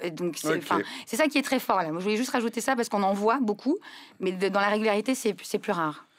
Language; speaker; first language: French; non-native, local second language; Arabic